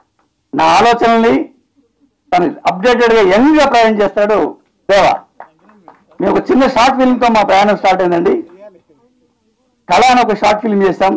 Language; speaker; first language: Telugu; native; Telugu